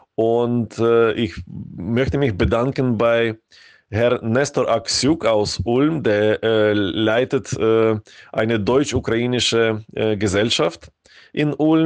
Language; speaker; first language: German; non-native, fluent; Ukrainian